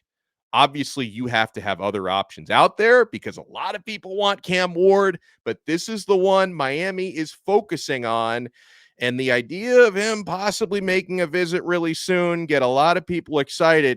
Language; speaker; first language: English; native; English